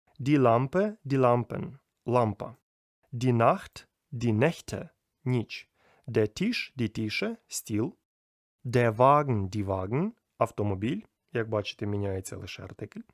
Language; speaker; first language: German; non-native, fluent; Ukrainian